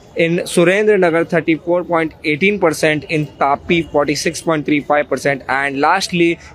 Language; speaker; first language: English; non-native, local second language; Hindi